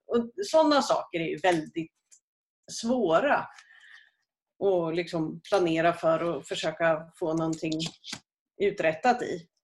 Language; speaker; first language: Swedish; native; Swedish